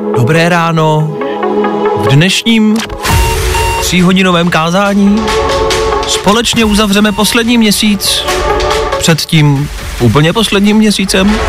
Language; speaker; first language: Czech; native; Czech